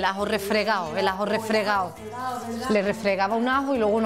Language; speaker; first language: Spanish; native; Spanish